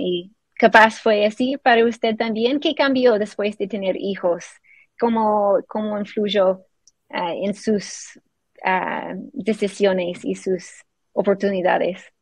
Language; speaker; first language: Spanish; non-native, fluent; English